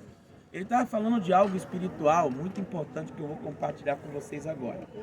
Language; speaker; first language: Portuguese; native; Portuguese